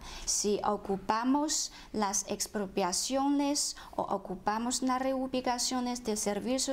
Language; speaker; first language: Spanish; non-native, fluent; Chinese